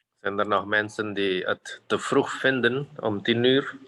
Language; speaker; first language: Dutch; non-native, fluent; Indonesian